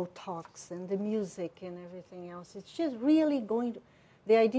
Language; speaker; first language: English; non-native, fluent; Portuguese